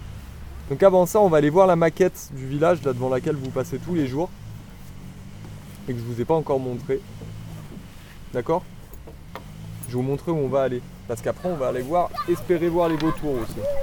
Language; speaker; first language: French; native; French